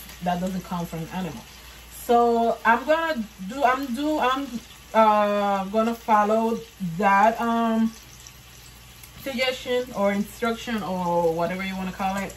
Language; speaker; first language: English; non-native, fluent; Spanish